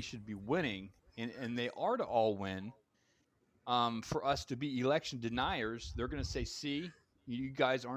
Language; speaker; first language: English; native; English